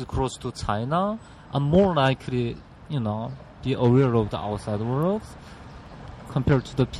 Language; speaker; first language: English; non-native, learner; Korean